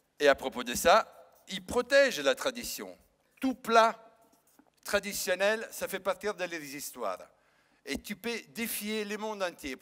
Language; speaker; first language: French; non-native, fluent; Italian